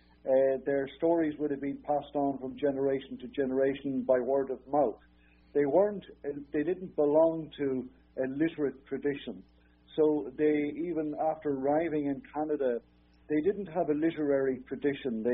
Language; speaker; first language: English; native; English